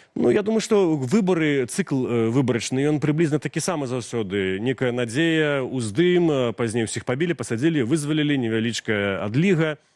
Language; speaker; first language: Belarusian; non-native, local second language; Russian